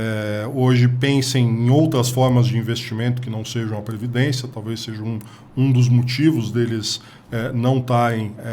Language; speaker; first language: Portuguese; native; Portuguese